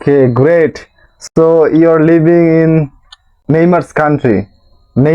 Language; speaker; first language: English; non-native, local second language; Bangla